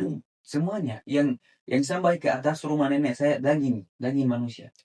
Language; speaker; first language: Indonesian; non-native, fluent; Arabic